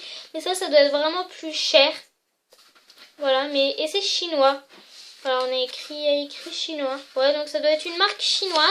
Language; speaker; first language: French; native; French